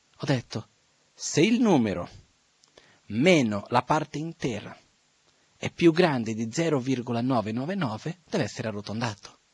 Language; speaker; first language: Italian; non-native, fluent; Portuguese